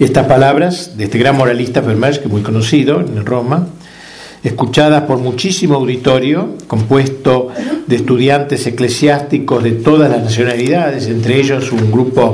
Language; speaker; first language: Spanish; native; Spanish